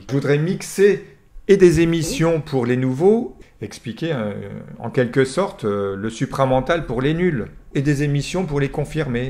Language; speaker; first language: French; native; French